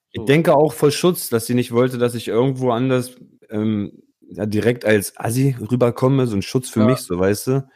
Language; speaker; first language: German; early bilingual, other home language; Italian